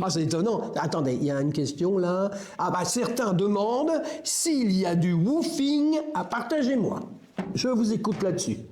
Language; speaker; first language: French; native; French